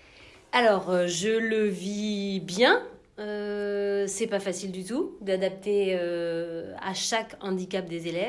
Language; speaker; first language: French; native; French